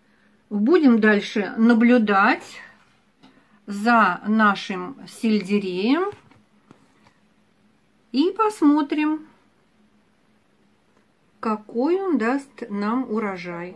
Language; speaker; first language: Russian; native; Russian